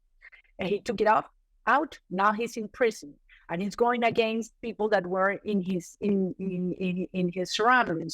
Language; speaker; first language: English; non-native, fluent; Spanish